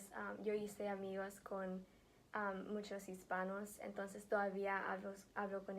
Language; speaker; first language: Spanish; early bilingual, heritage; Spanish